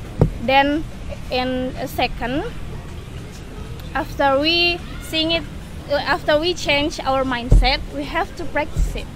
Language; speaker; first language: English; non-native, learner; Indonesian